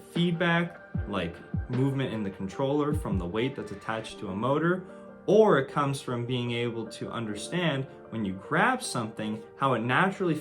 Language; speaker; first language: English; native; English